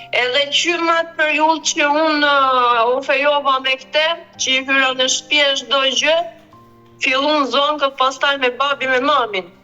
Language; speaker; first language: Albanian; early bilingual, heritage; Albanian